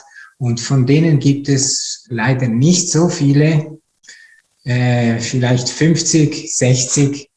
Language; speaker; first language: German; non-native, fluent; Italian